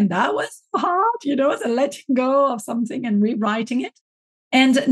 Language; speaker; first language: English; non-native, fluent; French